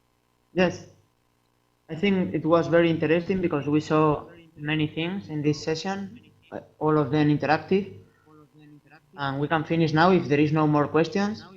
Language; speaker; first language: English; non-native, fluent; Spanish